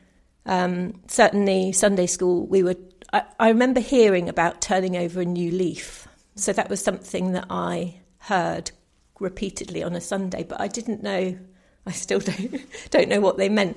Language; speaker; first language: English; native; English